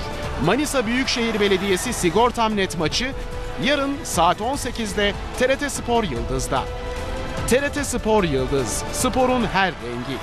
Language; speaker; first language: Turkish; native; Turkish